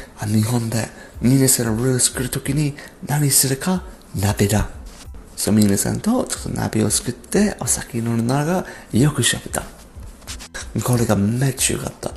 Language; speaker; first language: Japanese; non-native, learner; English